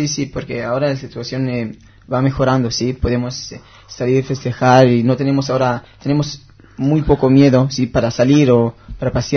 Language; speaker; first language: Spanish; non-native, learner; Hebrew